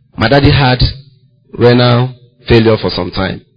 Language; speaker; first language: English; non-native, local second language; Igbo